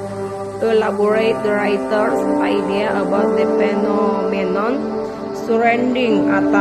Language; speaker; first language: English; non-native, learner; Indonesian